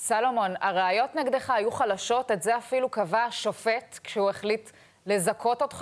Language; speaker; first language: Hebrew; native; Hebrew